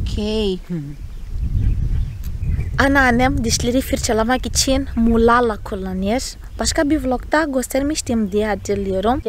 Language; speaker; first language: Turkish; non-native, fluent; Portuguese